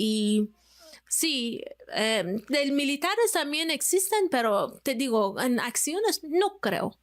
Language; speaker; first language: Spanish; non-native, fluent; Persian